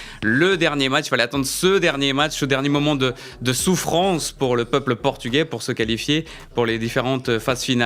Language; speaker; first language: French; native; French